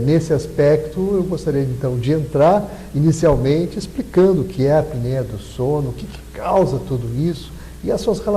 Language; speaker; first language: Portuguese; native; Portuguese